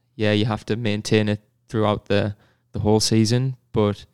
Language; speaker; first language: English; native; English